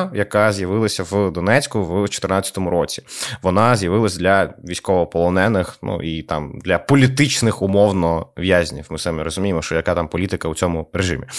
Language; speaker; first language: Ukrainian; native; Ukrainian